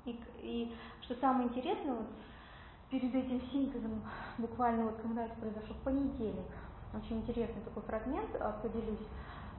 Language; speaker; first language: Russian; native; Russian